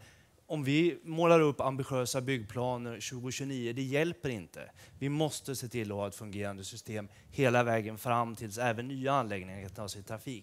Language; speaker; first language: Swedish; native; Swedish